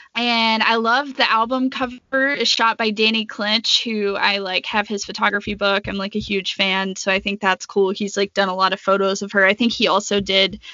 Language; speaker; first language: English; native; English